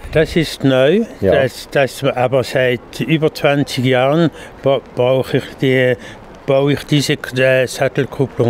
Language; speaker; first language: German; non-native, fluent; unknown